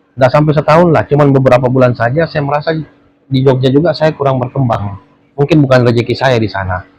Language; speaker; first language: Indonesian; native; Indonesian